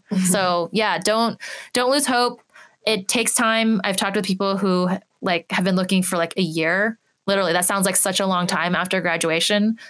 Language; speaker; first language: English; native; English